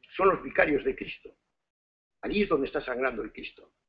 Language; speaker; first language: Spanish; native; Spanish